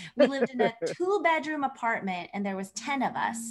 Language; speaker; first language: English; early bilingual, other home language; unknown